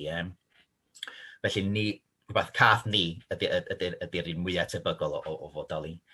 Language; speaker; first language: Welsh; native; Welsh